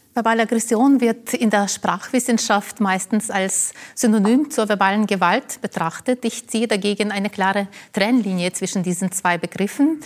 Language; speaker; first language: German; non-native, fluent; Ukrainian